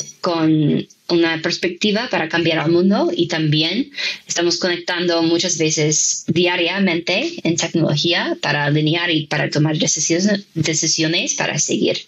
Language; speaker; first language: Spanish; non-native, fluent; English